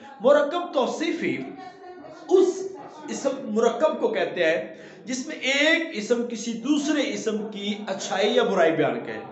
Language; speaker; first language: Urdu; non-native, local second language; Punjabi